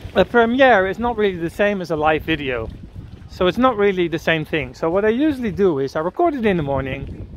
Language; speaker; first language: English; non-native, fluent; Dutch